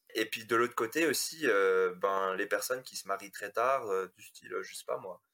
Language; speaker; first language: French; native; French